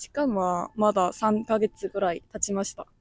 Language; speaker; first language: Japanese; non-native, fluent; Korean